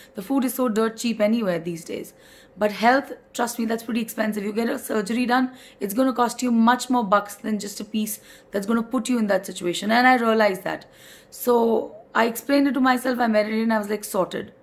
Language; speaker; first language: English; non-native, local second language; Hindi